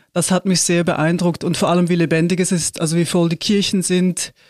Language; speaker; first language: German; native; German